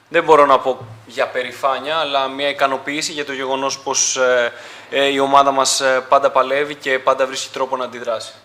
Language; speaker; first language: Greek; native; Greek